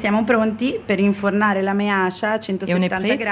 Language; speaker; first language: Italian; native; Italian